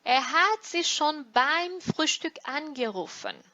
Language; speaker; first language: German; non-native, fluent; Portuguese